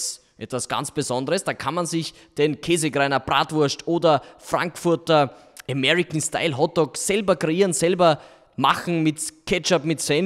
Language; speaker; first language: German; native; German